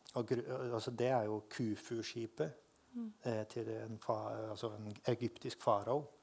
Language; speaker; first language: Norwegian; native; Norwegian